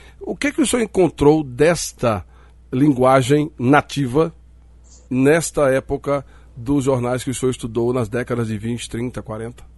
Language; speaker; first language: Portuguese; native; Portuguese